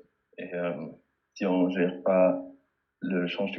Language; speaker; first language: French; non-native, fluent; German